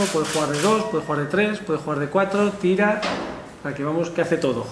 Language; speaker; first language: Spanish; native; Spanish